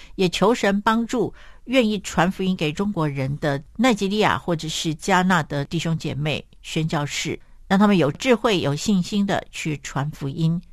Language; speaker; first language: Chinese; native; Chinese